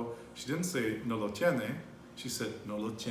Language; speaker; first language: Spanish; non-native, fluent; English